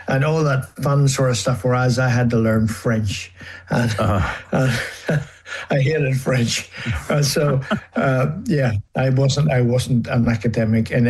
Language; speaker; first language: English; native; English